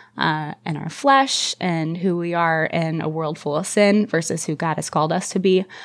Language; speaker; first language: English; native; English